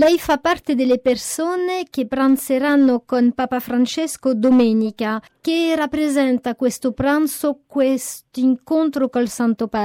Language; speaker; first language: Italian; native; Italian